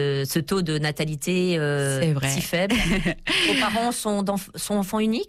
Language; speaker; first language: French; native; French